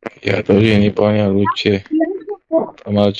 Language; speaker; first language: Russian; non-native, fluent; Georgian